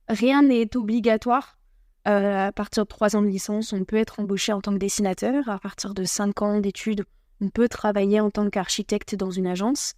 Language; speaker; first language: French; native; French